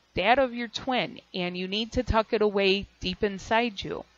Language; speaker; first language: English; native; English